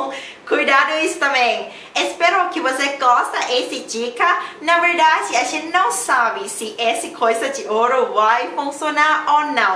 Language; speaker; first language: Portuguese; non-native, learner; Thai